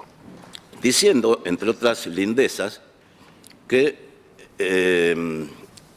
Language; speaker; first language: Spanish; native; Spanish